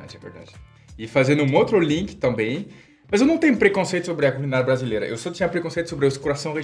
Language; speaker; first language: Portuguese; non-native, fluent; French